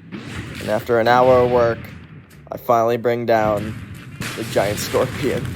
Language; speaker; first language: English; native; English